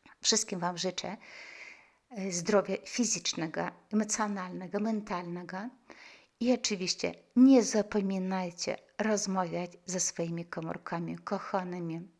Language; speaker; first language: Polish; non-native, fluent; Russian